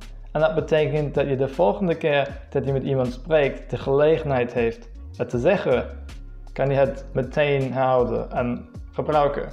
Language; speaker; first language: Dutch; non-native, fluent; English